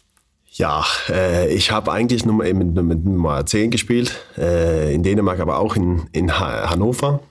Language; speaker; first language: German; non-native, learner; Faroese